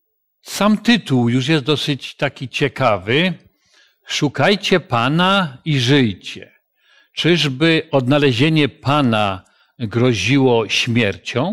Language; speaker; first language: Polish; native; Polish